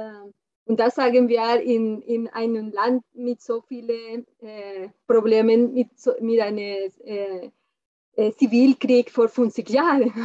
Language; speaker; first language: German; non-native, fluent; Spanish